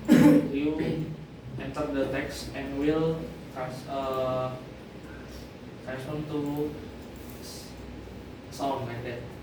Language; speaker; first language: English; non-native, learner; Indonesian